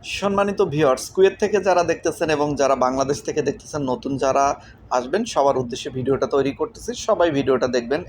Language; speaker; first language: Bangla; native; Bangla